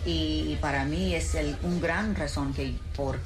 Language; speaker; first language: Spanish; early bilingual, heritage; English